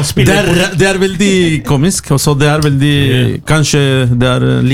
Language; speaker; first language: Norwegian; non-native, learner; Spanish